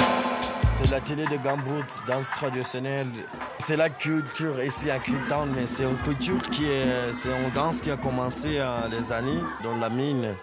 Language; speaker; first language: French; non-native, fluent; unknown